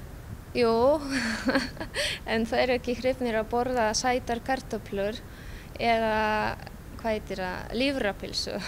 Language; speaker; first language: Icelandic; non-native, fluent; Polish